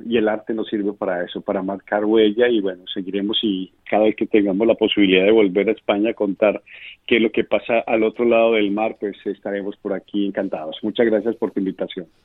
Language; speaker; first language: Spanish; native; Spanish